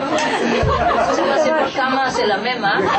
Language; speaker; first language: French; non-native, learner; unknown